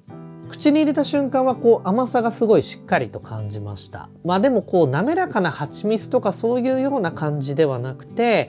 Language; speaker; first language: Japanese; native; Japanese